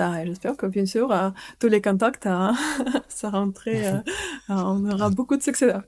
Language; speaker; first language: French; non-native, fluent; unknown